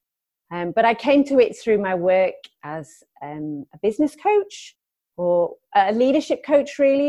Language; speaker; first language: English; native; English